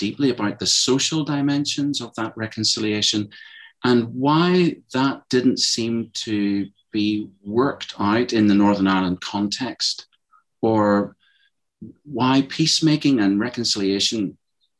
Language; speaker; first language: English; native; English